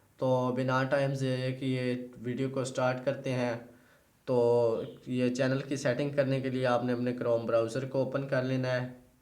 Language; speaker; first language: Urdu; non-native, local second language; Punjabi